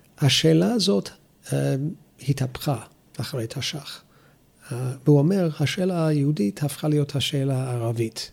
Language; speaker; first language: Hebrew; non-native, fluent; English